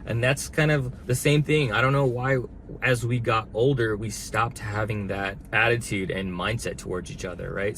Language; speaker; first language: English; native; English